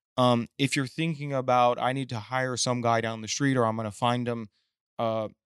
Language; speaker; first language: English; native; English